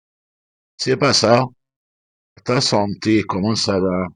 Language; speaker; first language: French; non-native, fluent; Arabic